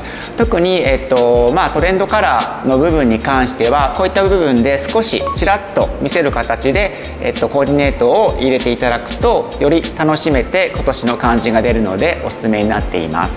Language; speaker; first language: Japanese; native; Japanese